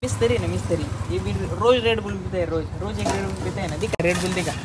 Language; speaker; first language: Hindi; non-native, local second language; Marathi